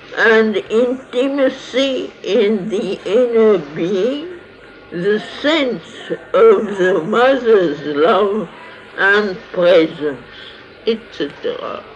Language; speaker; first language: English; non-native, fluent; French